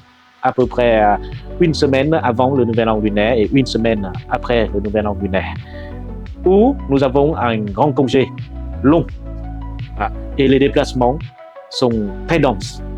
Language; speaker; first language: French; non-native, fluent; Vietnamese